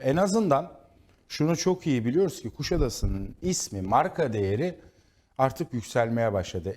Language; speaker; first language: Turkish; native; Turkish